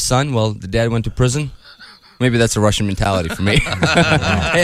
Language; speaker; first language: English; non-native, fluent; Russian